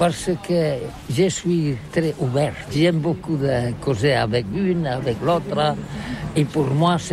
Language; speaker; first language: French; non-native, learner; Catalan